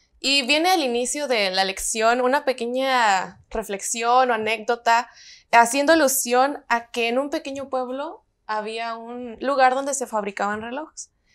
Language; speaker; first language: Spanish; native; Spanish